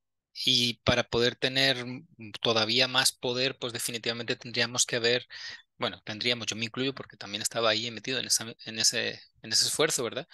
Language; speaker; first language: Spanish; native; Spanish